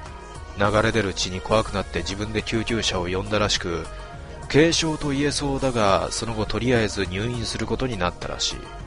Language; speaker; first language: Japanese; native; Japanese